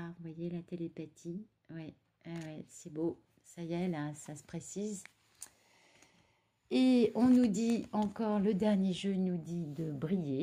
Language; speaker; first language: French; native; French